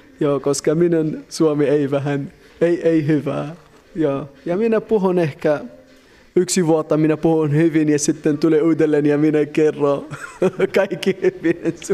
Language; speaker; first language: Finnish; non-native, learner; Arabic